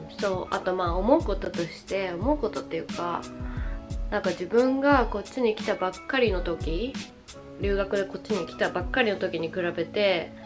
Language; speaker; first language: Japanese; native; Japanese